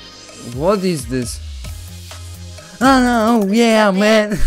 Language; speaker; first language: English; non-native, learner; Polish